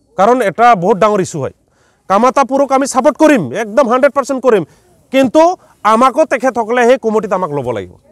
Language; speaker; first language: Assamese; non-native, local second language; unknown